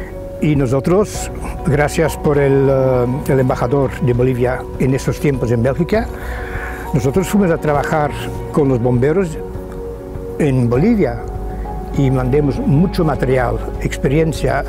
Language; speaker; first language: Spanish; non-native, fluent; Dutch